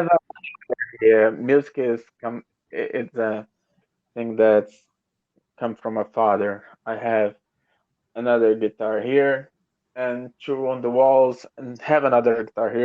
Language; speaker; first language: English; non-native, learner; Portuguese